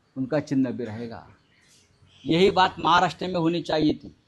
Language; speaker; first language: Hindi; non-native, local second language; Marathi